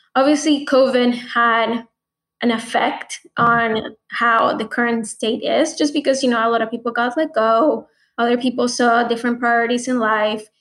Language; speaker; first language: English; non-native, fluent; Spanish